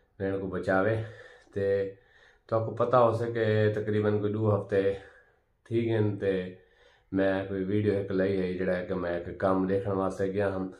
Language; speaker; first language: Punjabi; non-native, local second language; Saraiki